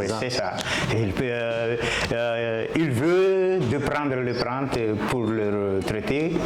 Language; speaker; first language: French; non-native, local second language; Malagasy